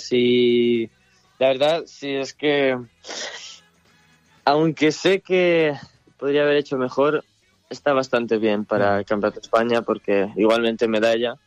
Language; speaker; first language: Spanish; early bilingual, other home language; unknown